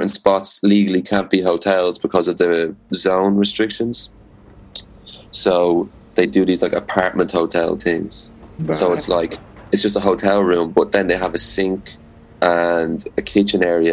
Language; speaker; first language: English; native; English